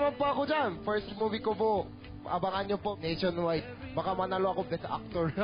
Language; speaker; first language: Filipino; non-native, learner; Korean